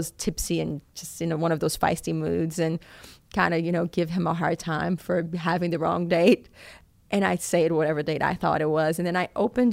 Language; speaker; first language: English; non-native, fluent; Portuguese